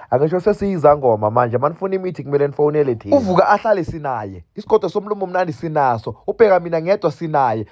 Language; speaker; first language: Zulu; non-native, local second language; South Ndebele